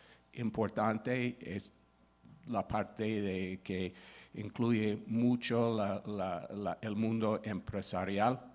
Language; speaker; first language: Spanish; non-native, fluent; English